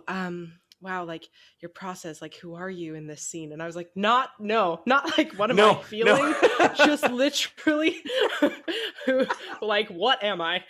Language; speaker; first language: English; native; English